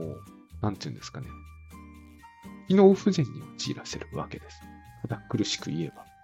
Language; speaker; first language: Japanese; native; Japanese